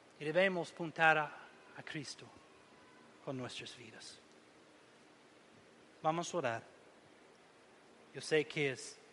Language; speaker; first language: Spanish; non-native, learner; English